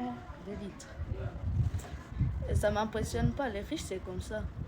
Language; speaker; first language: French; non-native, local second language; Kinyarwanda